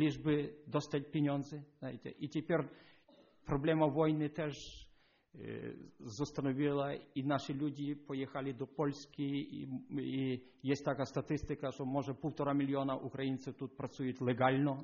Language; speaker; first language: Polish; non-native, learner; Ukrainian